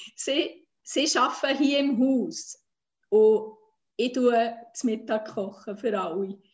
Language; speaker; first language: German; non-native, fluent; Swiss German